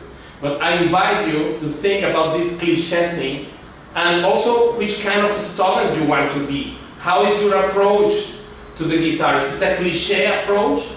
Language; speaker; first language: English; non-native, fluent; Spanish